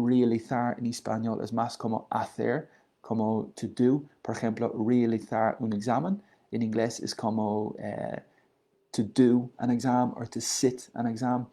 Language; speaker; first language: Spanish; non-native, learner; English